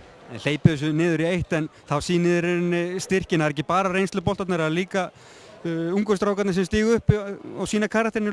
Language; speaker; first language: Icelandic; native; Icelandic